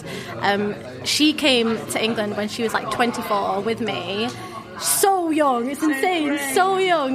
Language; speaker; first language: English; native; English